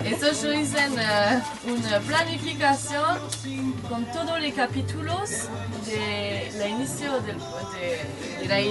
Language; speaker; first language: Spanish; non-native, learner; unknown